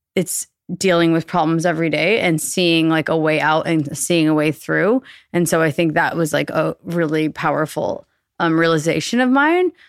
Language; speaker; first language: English; native; English